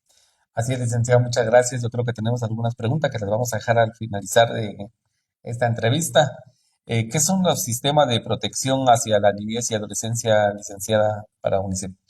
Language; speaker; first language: Spanish; native; Spanish